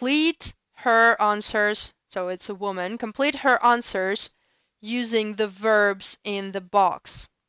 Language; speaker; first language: English; non-native, fluent; Russian